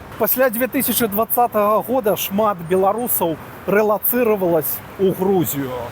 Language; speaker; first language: Belarusian; native; Belarusian